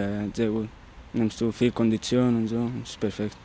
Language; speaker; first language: German; non-native, learner; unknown